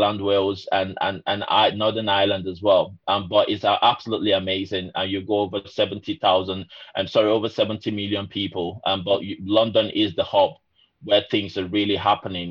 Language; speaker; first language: English; non-native, local second language; Igbo